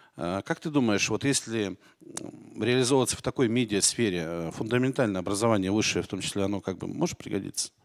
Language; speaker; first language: Russian; native; Russian